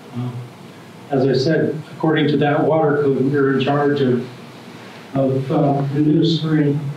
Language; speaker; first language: English; native; English